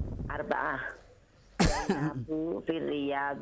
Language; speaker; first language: Arabic; non-native, learner; Indonesian